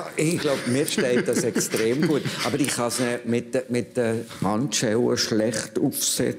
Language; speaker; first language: German; native; German